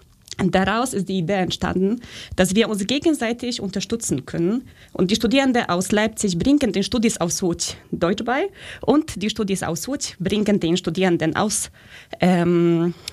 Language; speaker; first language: German; early bilingual, other home language; Polish